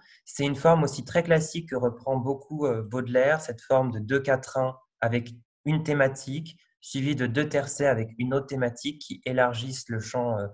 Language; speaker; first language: French; native; French